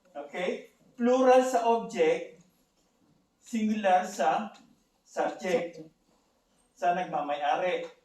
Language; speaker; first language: Filipino; native; Filipino